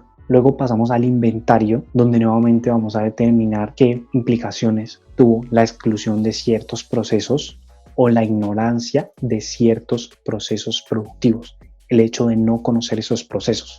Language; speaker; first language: Spanish; native; Spanish